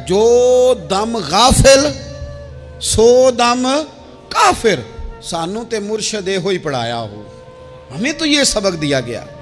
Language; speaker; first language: Urdu; non-native, local second language; Punjabi